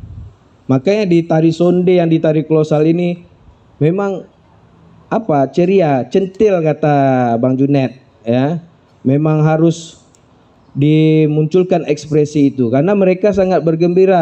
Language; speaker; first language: Indonesian; native; Indonesian